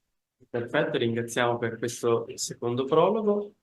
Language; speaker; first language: Italian; native; Italian